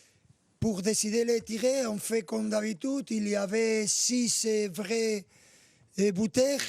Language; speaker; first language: French; non-native, fluent; Spanish